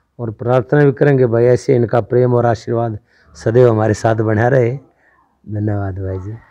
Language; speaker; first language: Hindi; native; Hindi